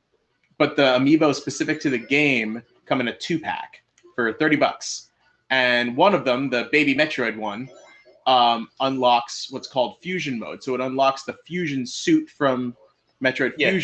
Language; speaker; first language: English; native; English